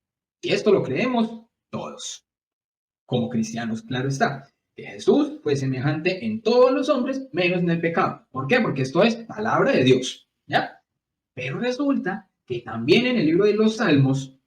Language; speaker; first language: Spanish; native; Spanish